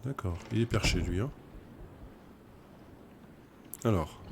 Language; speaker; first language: French; native; French